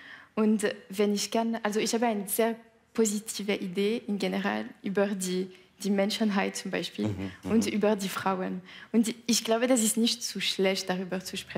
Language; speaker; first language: German; non-native, local second language; French